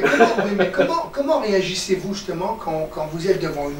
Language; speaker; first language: French; native; French